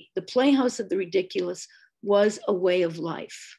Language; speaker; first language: English; native; English